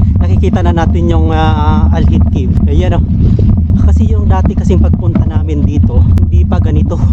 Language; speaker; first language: Filipino; native; Filipino